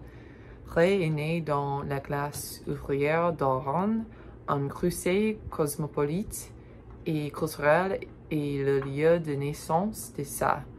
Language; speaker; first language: French; non-native, learner; English